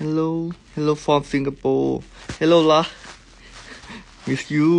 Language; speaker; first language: English; non-native, learner; Thai